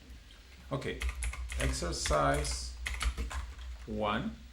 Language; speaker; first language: English; non-native, fluent; Spanish